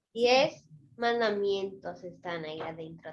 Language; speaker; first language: Spanish; early bilingual, other home language; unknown